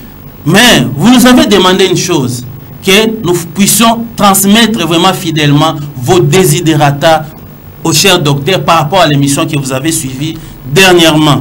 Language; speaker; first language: French; non-native, local second language; Lingala